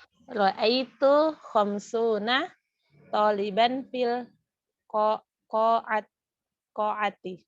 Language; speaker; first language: Arabic; non-native, learner; Indonesian